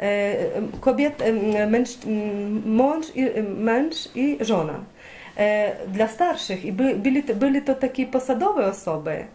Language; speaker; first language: Polish; non-native, learner; Ukrainian